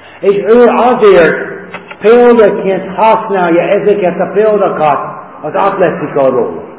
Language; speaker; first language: Hungarian; non-native, fluent; English